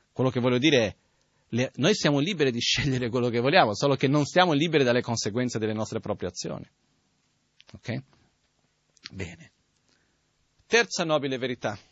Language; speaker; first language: Italian; non-native, fluent; Portuguese